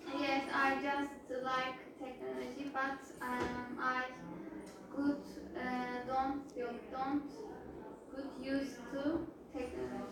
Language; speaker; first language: English; non-native, learner; Turkish